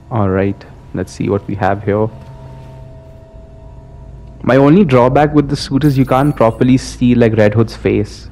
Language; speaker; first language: English; native; English